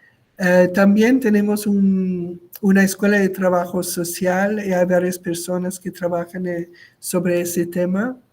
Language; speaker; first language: Spanish; non-native, local second language; French